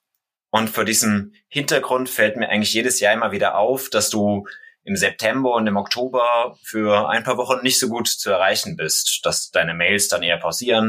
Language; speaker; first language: German; native; German